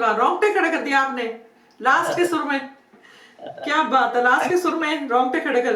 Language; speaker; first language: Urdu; non-native, local second language; Punjabi